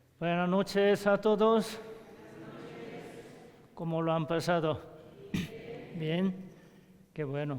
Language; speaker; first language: Spanish; non-native, learner; Korean